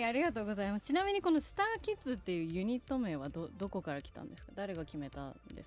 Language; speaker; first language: Japanese; native; Japanese